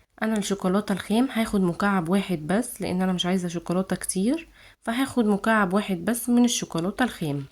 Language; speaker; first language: Arabic; native; Arabic